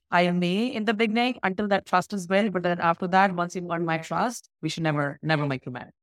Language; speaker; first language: English; non-native, local second language; Hindi